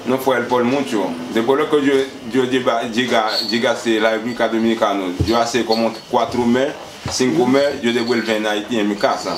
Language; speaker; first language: Spanish; non-native, learner; Haitian Creole